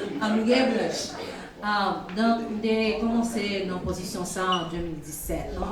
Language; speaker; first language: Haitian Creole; early bilingual, heritage; Haitian Creole